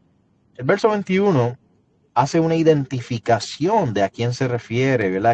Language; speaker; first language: Spanish; native; Spanish